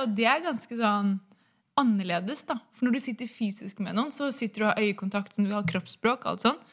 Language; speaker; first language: Norwegian; native; Norwegian